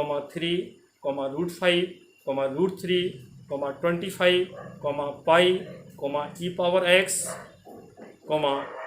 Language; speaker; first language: Hindi; native; Hindi